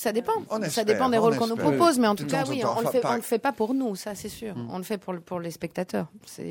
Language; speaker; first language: French; native; French